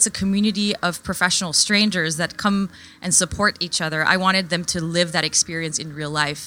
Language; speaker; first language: English; non-native, local second language; French